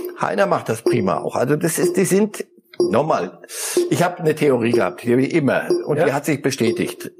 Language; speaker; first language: German; early bilingual, other home language; Polish